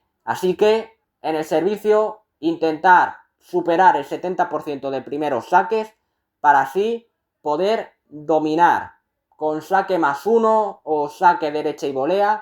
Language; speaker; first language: Spanish; native; Spanish